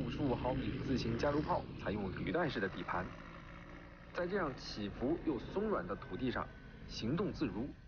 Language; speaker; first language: Chinese; native; Chinese